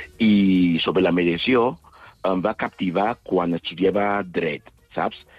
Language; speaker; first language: Catalan; non-native, fluent; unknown